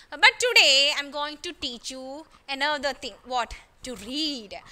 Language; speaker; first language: English; non-native, local second language; Malayalam